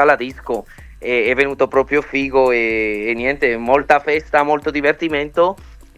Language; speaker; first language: Italian; early bilingual, other home language; Spanish